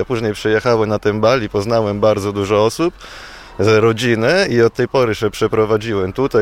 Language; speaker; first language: Polish; non-native, fluent; Italian